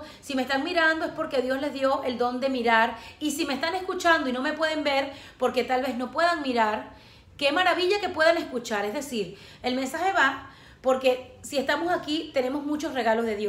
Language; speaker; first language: Spanish; native; Spanish